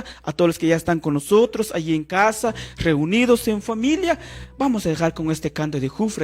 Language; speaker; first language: Spanish; native; Spanish